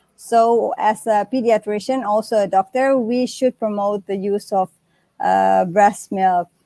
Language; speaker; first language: English; non-native, fluent; Indonesian